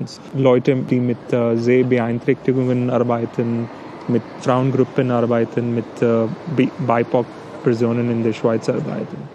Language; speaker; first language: German; non-native, learner; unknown